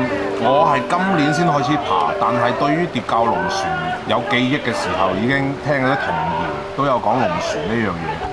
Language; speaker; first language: Cantonese; native; Cantonese